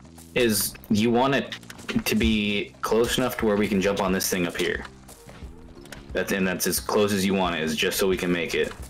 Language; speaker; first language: English; native; English